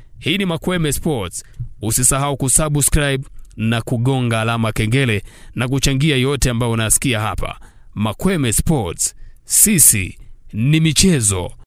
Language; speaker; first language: Swahili; native; Swahili